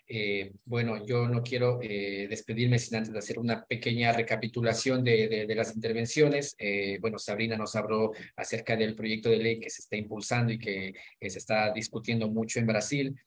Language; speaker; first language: Spanish; native; Spanish